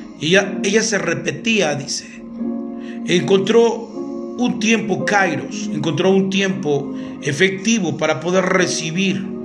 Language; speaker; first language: Spanish; native; Spanish